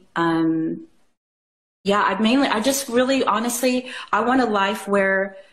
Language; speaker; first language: English; non-native, fluent; Japanese